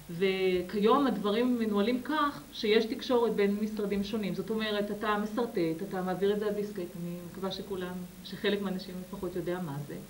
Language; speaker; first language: Hebrew; native; Hebrew